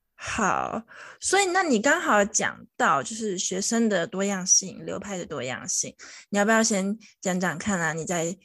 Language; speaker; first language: Chinese; native; Chinese